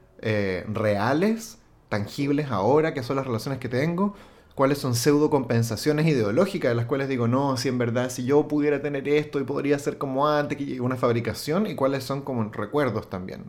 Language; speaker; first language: Spanish; native; Spanish